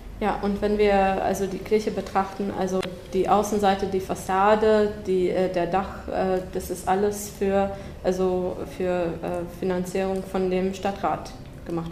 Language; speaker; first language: German; non-native, fluent; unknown